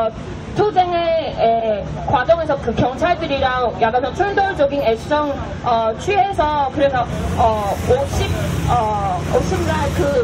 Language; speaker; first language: Korean; non-native, fluent; Chinese